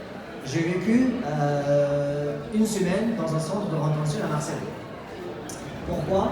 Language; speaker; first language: French; non-native, fluent; Persian